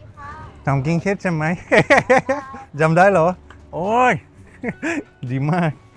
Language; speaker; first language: Thai; non-native, learner; Russian